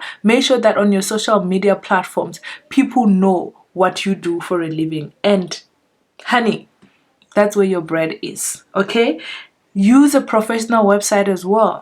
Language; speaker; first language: English; non-native, local second language; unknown